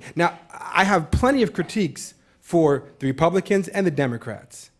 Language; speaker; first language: English; native; English